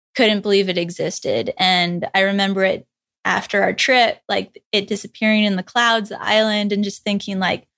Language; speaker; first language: English; native; English